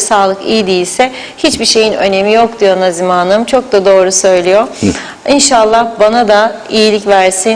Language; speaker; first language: Turkish; native; Turkish